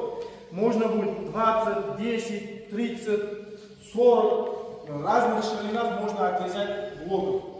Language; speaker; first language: Russian; non-native, fluent; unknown